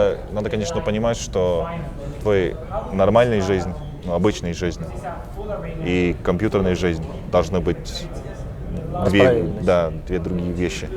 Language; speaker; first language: Russian; early bilingual, heritage; Russian